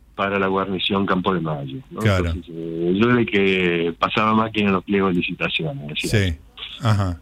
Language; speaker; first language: Spanish; native; Spanish